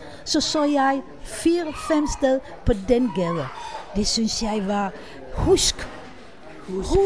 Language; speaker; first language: Danish; non-native, fluent; Hebrew